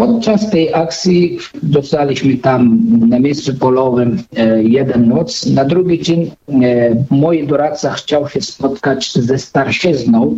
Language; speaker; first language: Polish; non-native, fluent; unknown